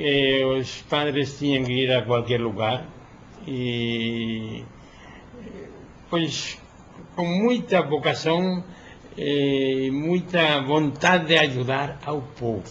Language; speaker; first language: Portuguese; non-native, fluent; Spanish